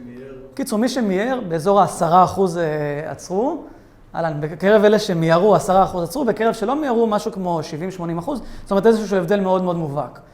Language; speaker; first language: Hebrew; native; Hebrew